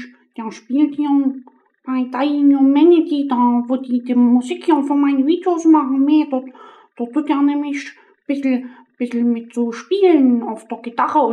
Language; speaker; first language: German; native; German